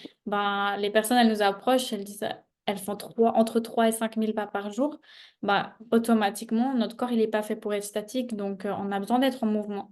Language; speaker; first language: French; native; French